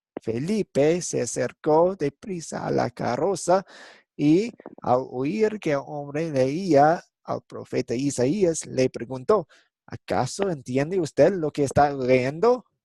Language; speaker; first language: Spanish; non-native, fluent; English